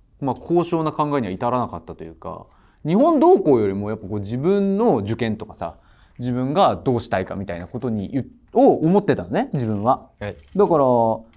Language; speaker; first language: Japanese; native; Japanese